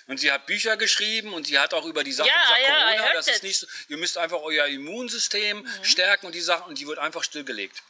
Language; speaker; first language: German; native; German